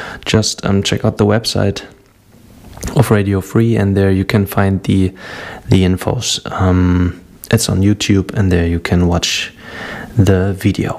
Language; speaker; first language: English; non-native, fluent; German